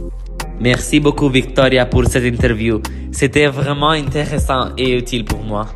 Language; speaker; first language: French; non-native, learner; Italian